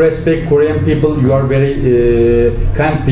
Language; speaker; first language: English; non-native, learner; Turkish